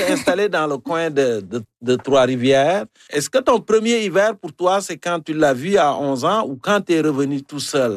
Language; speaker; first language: French; native; French